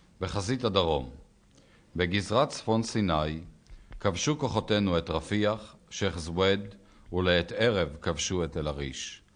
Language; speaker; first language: Hebrew; native; Hebrew